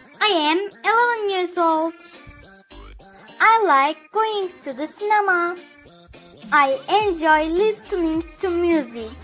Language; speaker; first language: English; non-native, learner; Turkish